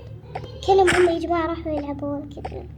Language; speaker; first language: Arabic; native; Arabic